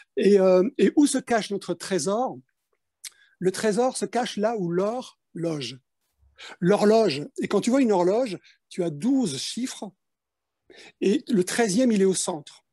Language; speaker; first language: French; early bilingual, other home language; Spanish